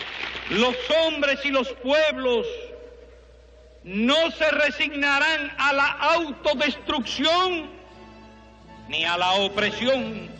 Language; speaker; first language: Spanish; native; Spanish